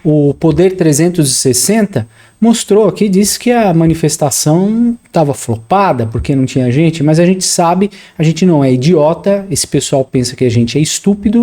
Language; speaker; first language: Portuguese; native; Portuguese